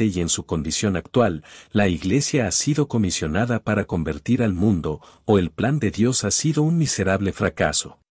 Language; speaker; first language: Spanish; native; Spanish